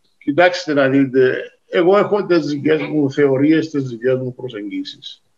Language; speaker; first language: Greek; native; Greek